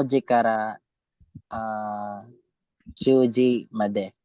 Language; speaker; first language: Japanese; non-native, learner; Filipino